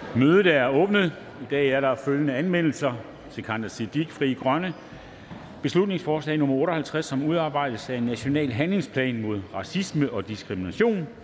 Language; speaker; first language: Danish; native; Danish